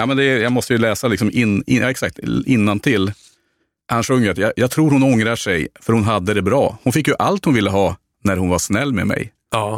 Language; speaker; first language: Swedish; native; Swedish